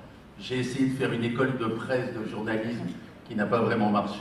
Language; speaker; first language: French; native; French